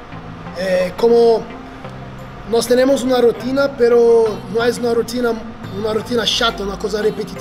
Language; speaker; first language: Spanish; non-native, learner; Portuguese